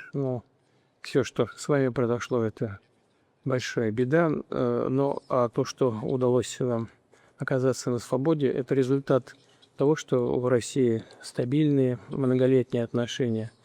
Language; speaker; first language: Russian; native; Russian